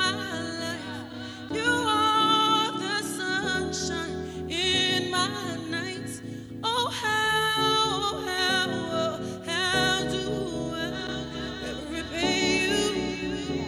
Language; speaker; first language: English; native; English